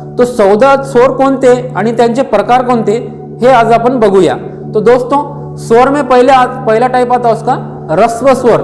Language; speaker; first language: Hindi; non-native, local second language; Marathi